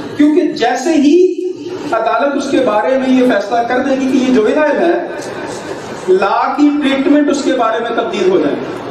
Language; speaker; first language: Urdu; non-native, local second language; Punjabi